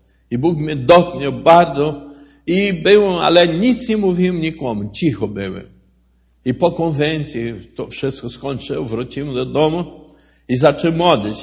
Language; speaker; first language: Polish; non-native, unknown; Portuguese